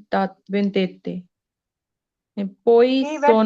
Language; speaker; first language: Italian; non-native, learner; Punjabi